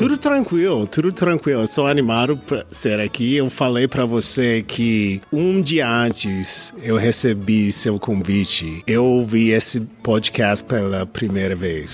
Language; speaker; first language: Portuguese; non-native, learner; English